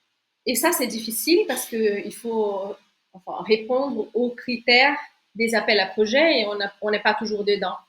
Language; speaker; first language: French; non-native, fluent; Portuguese